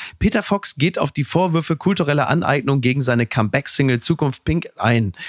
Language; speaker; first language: German; native; German